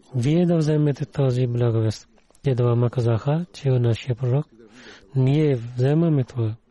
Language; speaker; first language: Bulgarian; non-native, learner; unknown